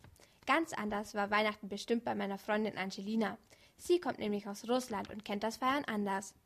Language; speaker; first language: German; native; German